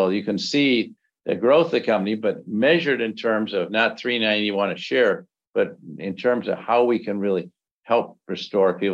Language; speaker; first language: English; native; English